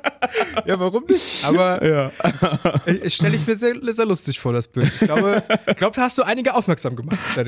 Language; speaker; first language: German; native; German